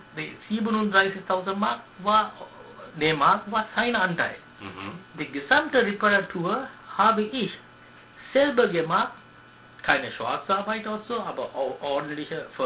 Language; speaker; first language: German; non-native, learner; Sinhala